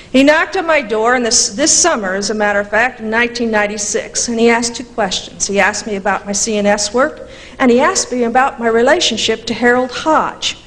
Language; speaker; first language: English; native; English